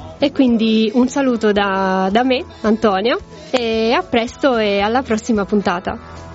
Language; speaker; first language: Italian; native; Italian